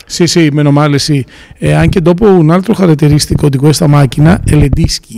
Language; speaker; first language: Italian; non-native, learner; Greek